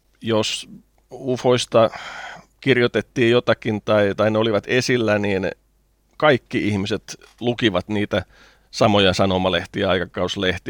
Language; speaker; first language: Finnish; native; Finnish